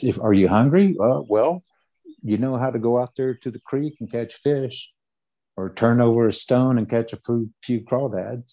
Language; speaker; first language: English; early bilingual, other home language; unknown